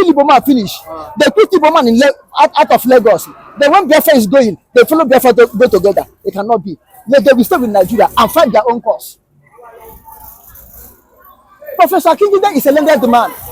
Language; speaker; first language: English; non-native, local second language; Igbo